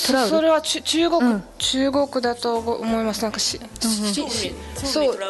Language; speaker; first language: Japanese; non-native, fluent; Russian